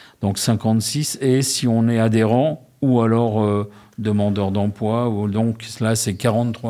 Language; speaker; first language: French; native; French